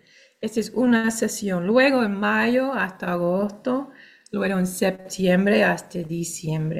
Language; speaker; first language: Spanish; non-native, fluent; English